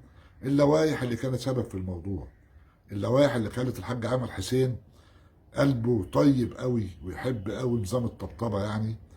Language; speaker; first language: Arabic; native; Arabic